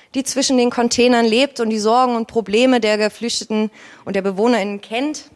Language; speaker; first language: German; native; German